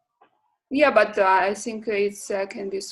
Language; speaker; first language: English; non-native, learner; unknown